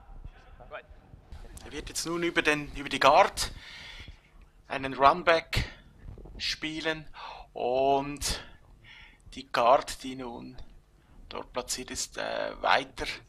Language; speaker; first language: German; native; German